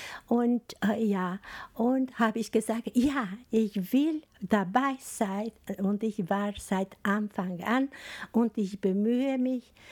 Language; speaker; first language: German; non-native, fluent; Albanian